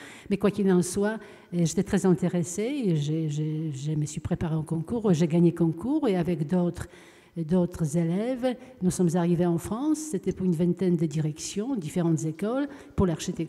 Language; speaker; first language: French; non-native, fluent; Polish